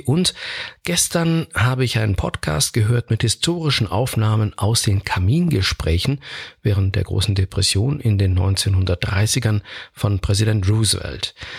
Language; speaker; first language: German; native; German